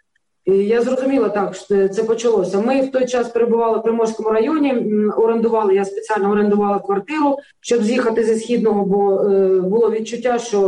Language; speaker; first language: Ukrainian; native; Ukrainian